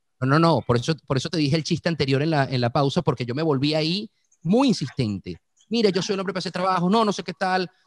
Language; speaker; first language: Spanish; native; Spanish